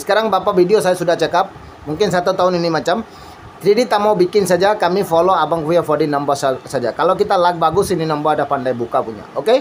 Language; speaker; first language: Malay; non-native, learner; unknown